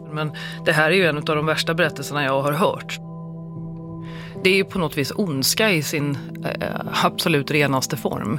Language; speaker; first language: Swedish; native; Swedish